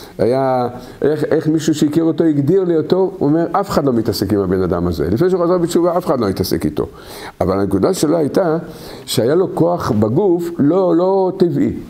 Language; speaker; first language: Hebrew; native; Hebrew